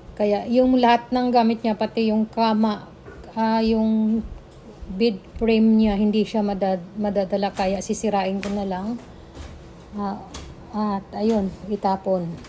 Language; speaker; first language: Filipino; native; Filipino